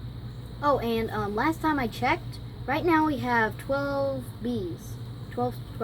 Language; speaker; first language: English; native; English